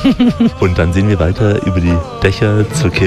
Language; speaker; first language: German; native; German